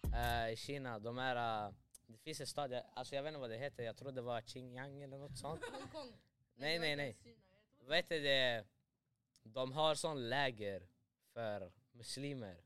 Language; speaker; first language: Swedish; early bilingual, other home language; Arabic